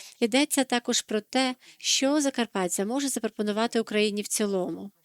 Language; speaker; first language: Ukrainian; non-native, fluent; Dutch